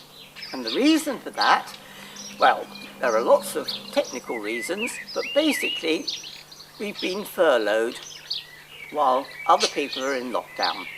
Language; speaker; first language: English; native; English